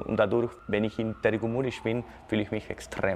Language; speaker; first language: German; non-native, fluent; Spanish